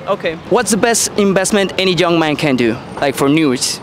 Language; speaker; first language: English; non-native, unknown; Spanish